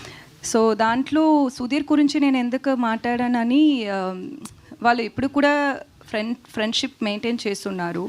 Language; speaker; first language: Telugu; non-native, learner; Tamil